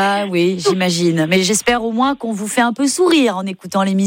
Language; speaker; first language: French; native; French